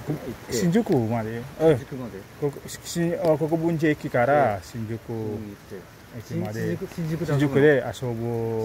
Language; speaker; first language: Japanese; non-native, learner; Indonesian